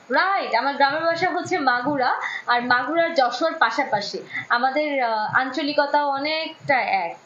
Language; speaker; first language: Bangla; native; Bangla